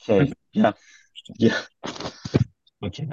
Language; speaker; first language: German; non-native, learner; Turkish